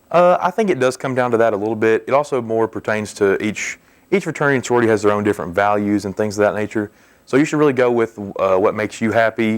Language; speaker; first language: English; native; English